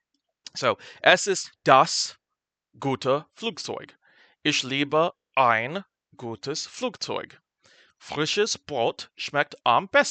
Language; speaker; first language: German; non-native, fluent; English